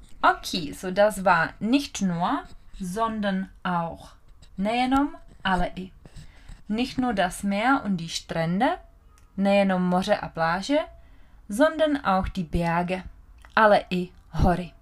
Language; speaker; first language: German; non-native, fluent; Czech